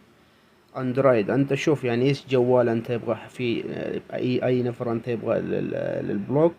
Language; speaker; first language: Arabic; non-native, learner; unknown